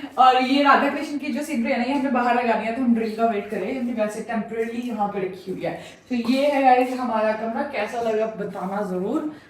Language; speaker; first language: Hindi; native; Hindi